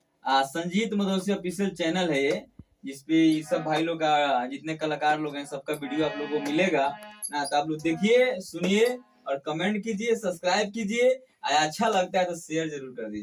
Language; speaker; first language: Hindi; non-native, local second language; Bhojpuri